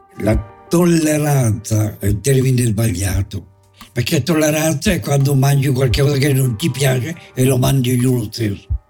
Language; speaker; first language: Italian; native; Italian